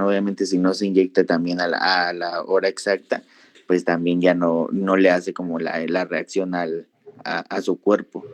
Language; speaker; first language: Spanish; native; Spanish